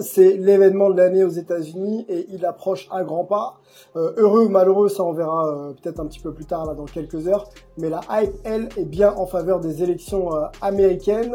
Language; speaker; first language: French; native; French